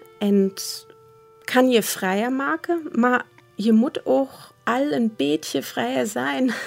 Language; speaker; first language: Dutch; non-native, fluent; German